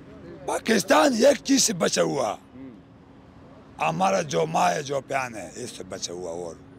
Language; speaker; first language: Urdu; non-native, local second language; Pashto